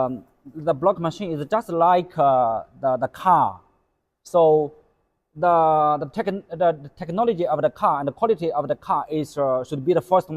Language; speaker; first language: English; non-native, learner; Chinese